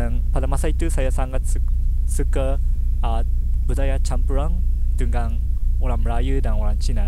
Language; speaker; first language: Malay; non-native, learner; Japanese